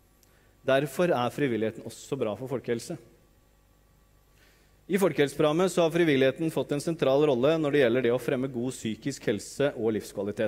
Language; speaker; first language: Norwegian; native; Norwegian